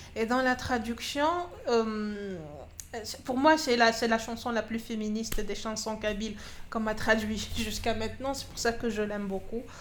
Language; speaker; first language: French; non-native, local second language; Arabic